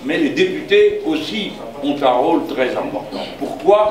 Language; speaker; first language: French; native; French